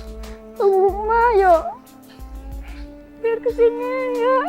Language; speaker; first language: Indonesian; native; Indonesian